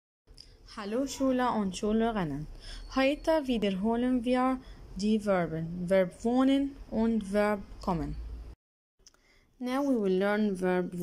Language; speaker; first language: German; non-native, learner; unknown